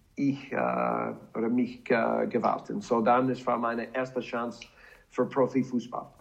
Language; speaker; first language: German; non-native, learner; English